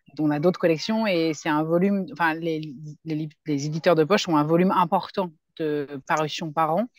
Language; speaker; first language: French; native; French